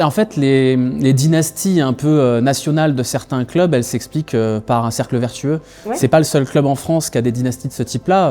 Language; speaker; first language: French; native; French